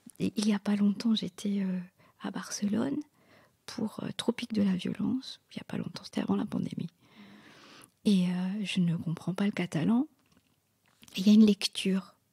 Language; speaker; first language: French; non-native, local second language; Morisyen